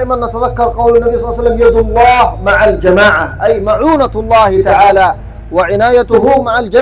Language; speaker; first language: Arabic; native; Arabic